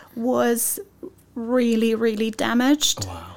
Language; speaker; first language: English; non-native, fluent; Ukrainian